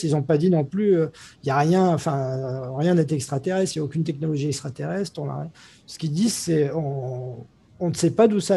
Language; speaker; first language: French; native; French